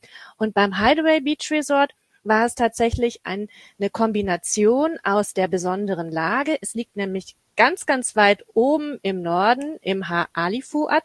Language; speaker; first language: German; native; German